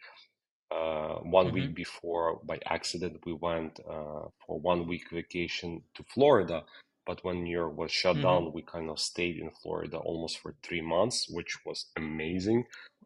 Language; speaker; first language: English; non-native, fluent; Ukrainian